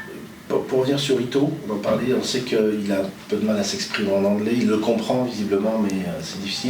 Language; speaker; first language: French; native; French